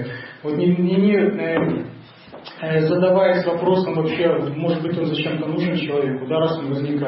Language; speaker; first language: Russian; native; Russian